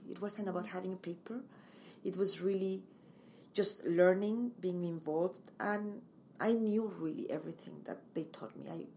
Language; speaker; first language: English; non-native, fluent; Spanish